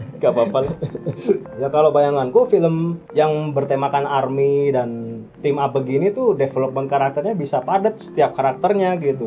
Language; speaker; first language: Indonesian; native; Indonesian